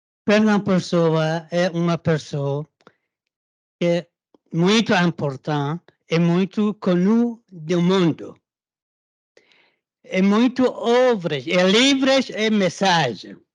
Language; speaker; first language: Portuguese; non-native, learner; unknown